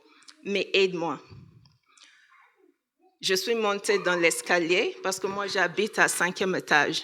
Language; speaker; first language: French; non-native, learner; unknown